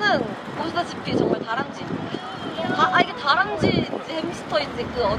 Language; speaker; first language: Korean; native; Korean